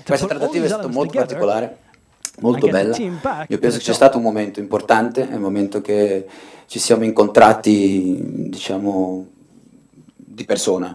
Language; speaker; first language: Italian; non-native, fluent; Spanish